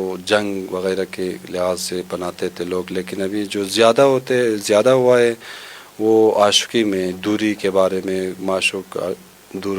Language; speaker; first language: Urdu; non-native, local second language; Hazaragi